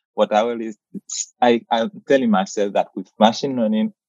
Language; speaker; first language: English; non-native, fluent; Haitian Creole